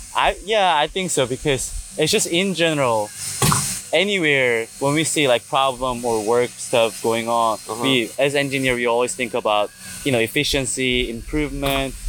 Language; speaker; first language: English; non-native, fluent; Korean